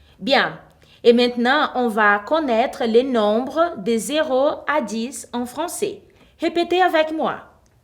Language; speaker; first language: French; non-native, fluent; Portuguese